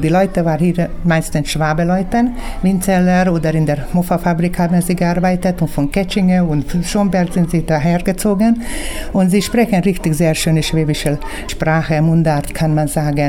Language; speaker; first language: German; early bilingual, heritage; German